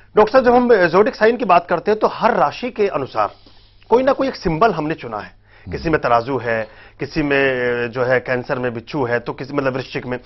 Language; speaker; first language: Hindi; native; Hindi